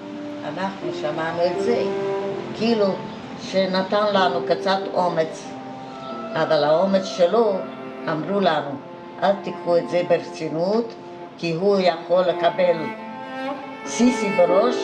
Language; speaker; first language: Hebrew; non-native, fluent; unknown